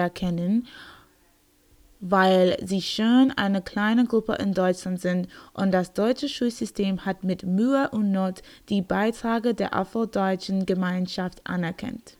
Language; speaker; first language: German; non-native, learner; English